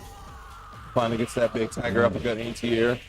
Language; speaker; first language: English; native; English